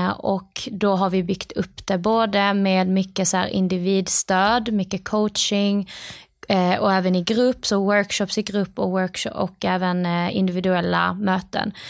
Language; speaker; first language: Swedish; native; Swedish